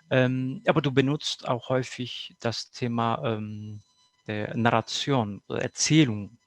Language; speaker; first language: German; non-native, fluent; Kurdish